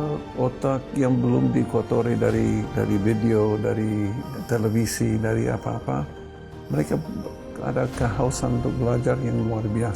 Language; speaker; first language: Indonesian; non-native, fluent; English